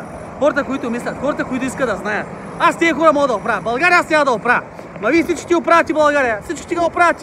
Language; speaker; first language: Bulgarian; native; Bulgarian